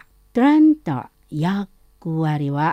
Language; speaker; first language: Japanese; non-native, fluent; Indonesian